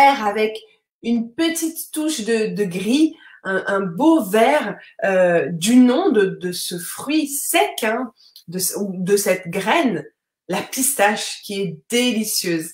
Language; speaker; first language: French; native; French